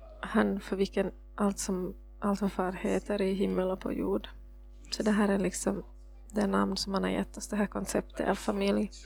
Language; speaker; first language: Swedish; non-native, fluent; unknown